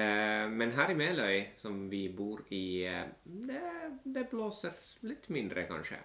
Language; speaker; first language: Norwegian; non-native, fluent; Finnish